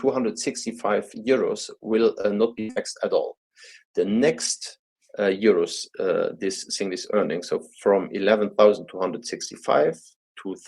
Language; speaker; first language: English; non-native, fluent; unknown